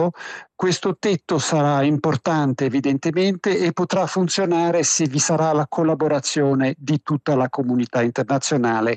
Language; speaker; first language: Italian; native; Italian